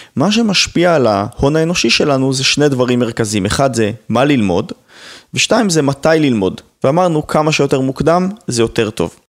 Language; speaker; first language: Hebrew; native; Hebrew